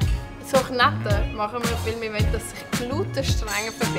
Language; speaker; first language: German; native; German